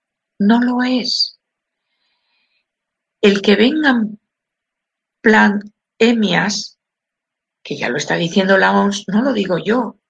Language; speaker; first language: Spanish; native; Spanish